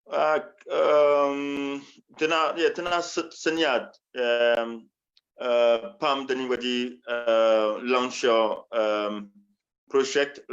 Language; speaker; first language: Welsh; non-native, fluent; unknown